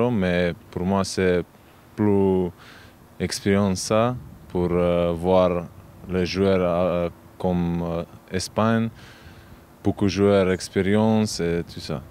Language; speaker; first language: French; non-native, learner; Macedonian